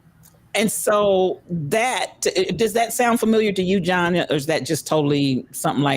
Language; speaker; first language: English; native; English